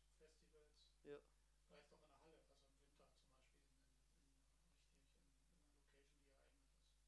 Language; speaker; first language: German; native; German